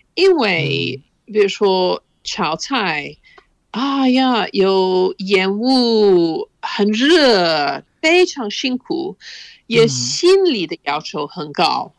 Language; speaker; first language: Chinese; non-native, fluent; English